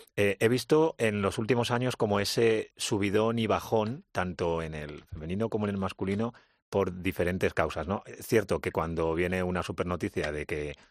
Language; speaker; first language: Spanish; native; Spanish